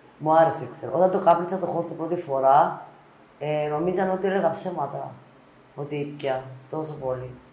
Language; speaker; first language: Greek; native; Greek